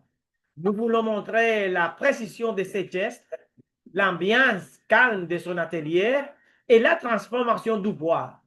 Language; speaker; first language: French; non-native, learner; Spanish